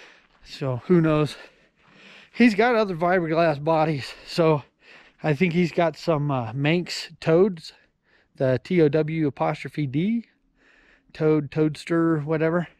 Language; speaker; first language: English; native; English